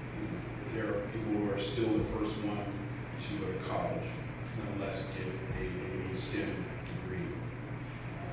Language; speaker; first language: English; native; English